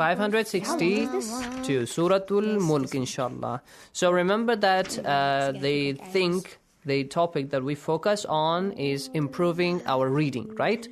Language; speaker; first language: English; non-native, fluent; Persian